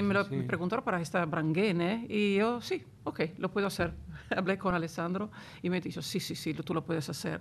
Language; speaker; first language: Spanish; non-native, fluent; Italian